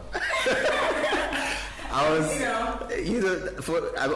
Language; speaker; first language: English; non-native, local second language; Igbo